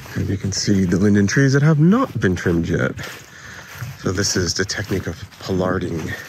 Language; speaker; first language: English; native; English